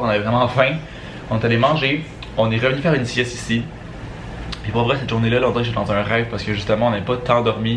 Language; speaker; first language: French; native; French